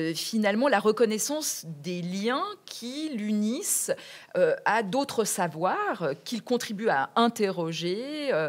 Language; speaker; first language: French; native; French